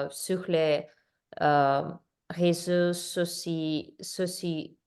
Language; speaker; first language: French; non-native, learner; English